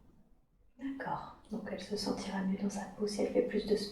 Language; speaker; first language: French; native; French